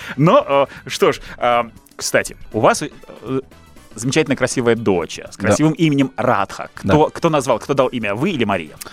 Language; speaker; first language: Russian; native; Russian